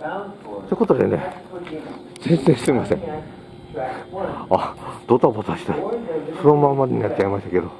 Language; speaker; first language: Japanese; native; Japanese